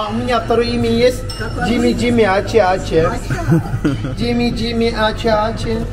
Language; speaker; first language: Russian; non-native, learner; Turkish